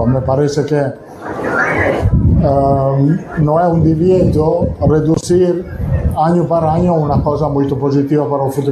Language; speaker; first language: Portuguese; non-native, learner; Italian